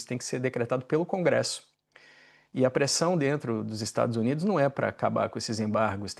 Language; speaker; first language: Portuguese; native; Portuguese